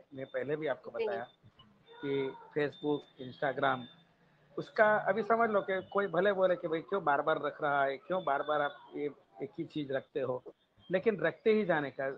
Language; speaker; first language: Hindi; non-native, local second language; Gujarati